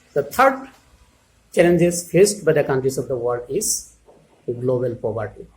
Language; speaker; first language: English; non-native, local second language; Assamese